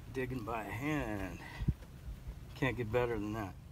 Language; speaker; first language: English; native; English